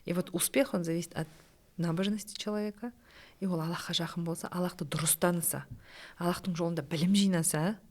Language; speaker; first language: Russian; non-native, local second language; Kazakh